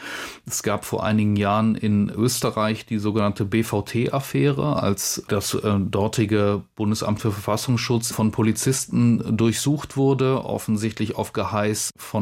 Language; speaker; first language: German; native; German